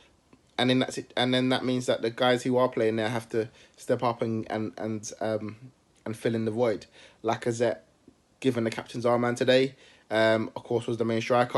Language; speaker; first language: English; native; English